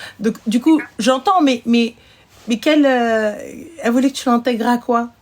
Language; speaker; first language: French; early bilingual, other home language; Arabic